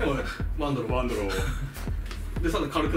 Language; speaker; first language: Japanese; native; Japanese